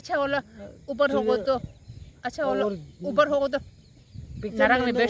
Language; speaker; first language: Hindi; non-native, local second language; Tibetan